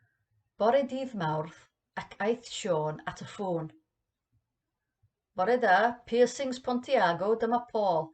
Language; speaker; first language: Welsh; non-native, learner; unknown